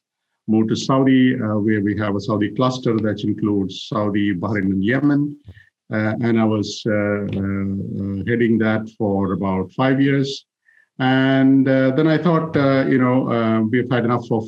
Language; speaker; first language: English; non-native, local second language; Malayalam